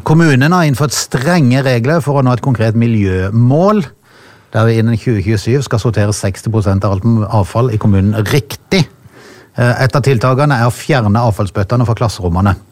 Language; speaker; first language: Norwegian; native; Norwegian